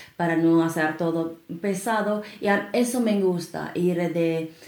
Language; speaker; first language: Spanish; non-native, fluent; Finnish